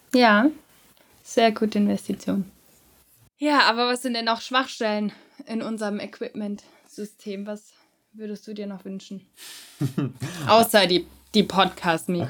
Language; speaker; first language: German; native; German